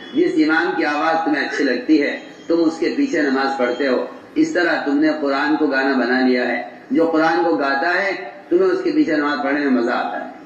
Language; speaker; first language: Urdu; native; Urdu